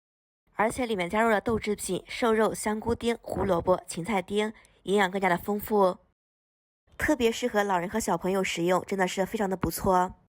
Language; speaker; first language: Chinese; native; Chinese